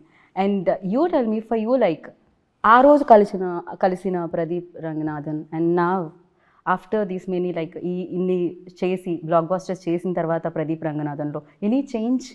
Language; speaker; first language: Telugu; native; Telugu